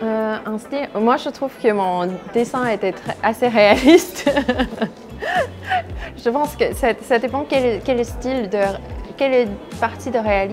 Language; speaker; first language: French; non-native, fluent; Chinese